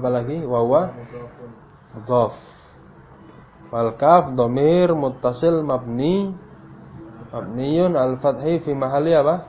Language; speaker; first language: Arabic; non-native, fluent; Indonesian